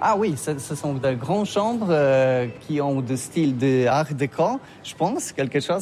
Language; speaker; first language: French; non-native, learner; Polish